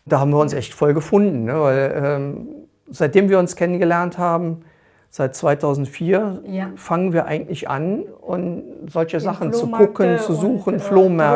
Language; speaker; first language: German; native; German